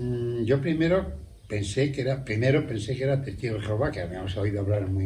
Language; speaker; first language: Spanish; native; Spanish